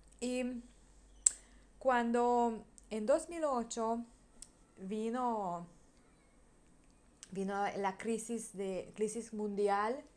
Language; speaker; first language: Spanish; non-native, learner; Hungarian